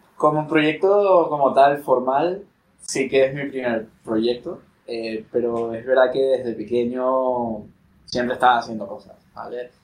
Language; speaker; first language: Spanish; native; Spanish